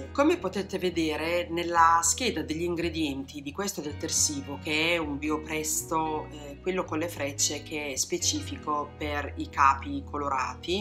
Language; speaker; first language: Italian; native; Italian